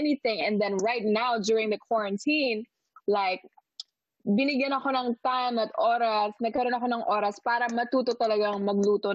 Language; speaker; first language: English; non-native, local second language; Filipino